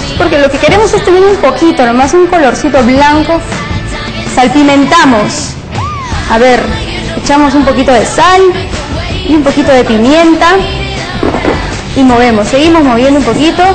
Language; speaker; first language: Spanish; native; Spanish